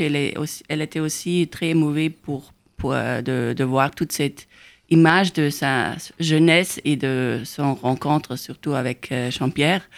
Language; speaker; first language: French; non-native, fluent; German